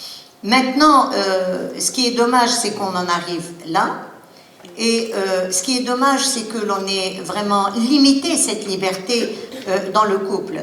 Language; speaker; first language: French; non-native, local second language; Arabic